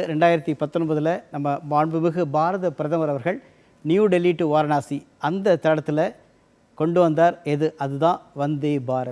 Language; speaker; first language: Tamil; native; Tamil